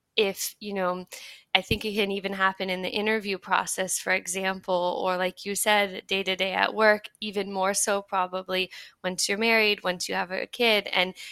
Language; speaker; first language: English; native; English